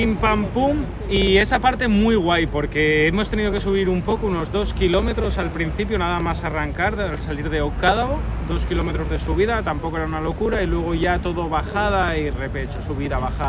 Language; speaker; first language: Spanish; native; Spanish